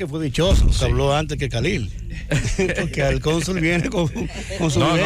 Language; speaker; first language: Spanish; native; Spanish